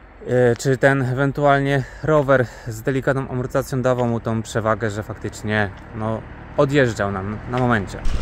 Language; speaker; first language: Polish; native; Polish